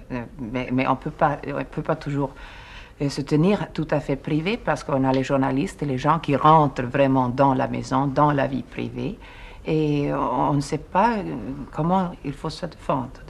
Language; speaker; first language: French; non-native, fluent; Swedish